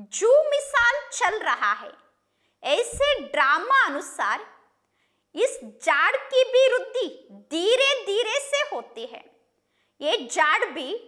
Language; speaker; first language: Hindi; non-native, local second language; Kannada